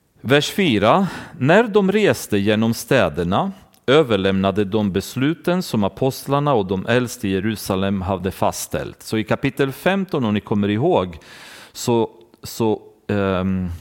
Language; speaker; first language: Swedish; non-native, fluent; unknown